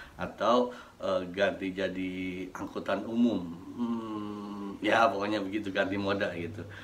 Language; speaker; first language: Indonesian; native; Indonesian